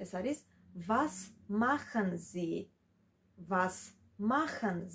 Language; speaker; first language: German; non-native, fluent; Georgian